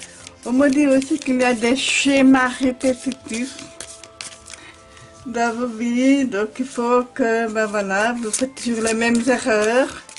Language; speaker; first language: French; native; French